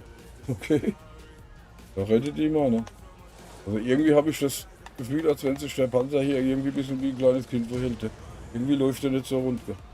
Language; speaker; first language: German; native; German